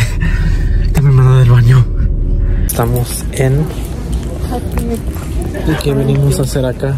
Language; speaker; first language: Spanish; early bilingual, heritage; Spanish